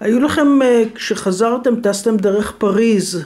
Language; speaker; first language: Hebrew; native; Hebrew